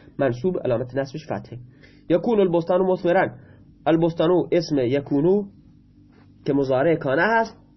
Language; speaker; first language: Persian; non-native, local second language; Baluchi